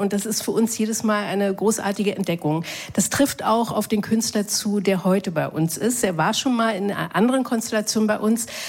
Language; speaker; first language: German; native; German